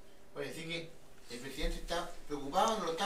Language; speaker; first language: Spanish; native; Spanish